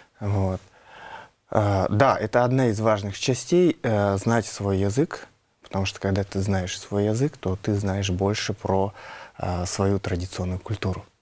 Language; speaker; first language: Russian; non-native, local second language; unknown